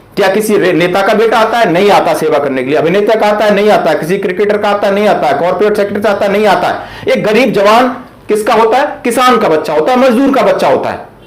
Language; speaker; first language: Hindi; native; Hindi